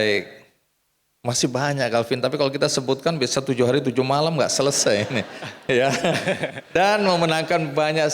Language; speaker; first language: Indonesian; native; Indonesian